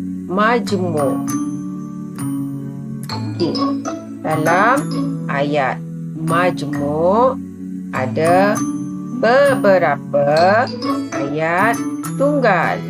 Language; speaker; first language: Malay; native; Malay